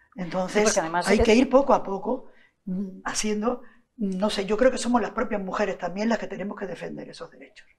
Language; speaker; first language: Spanish; native; Spanish